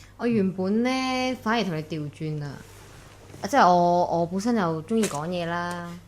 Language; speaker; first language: Cantonese; native; Cantonese